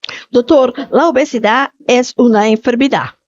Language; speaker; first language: Spanish; non-native, learner; Portuguese